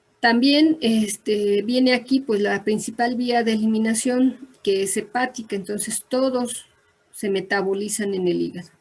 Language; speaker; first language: Spanish; native; Spanish